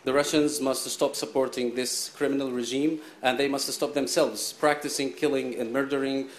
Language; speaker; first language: English; non-native, fluent; Arabic